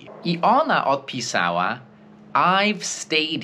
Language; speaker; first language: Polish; non-native, fluent; English